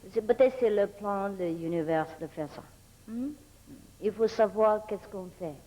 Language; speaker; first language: French; non-native, fluent; Vietnamese